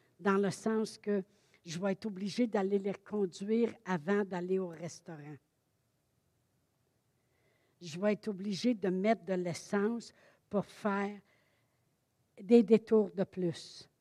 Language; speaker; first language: French; native; French